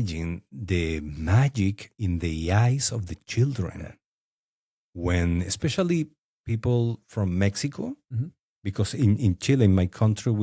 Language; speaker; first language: English; non-native, fluent; Spanish